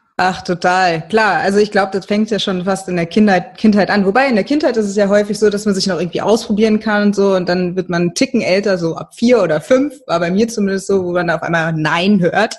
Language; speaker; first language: German; native; German